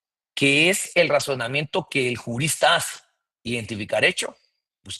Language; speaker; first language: Spanish; native; Spanish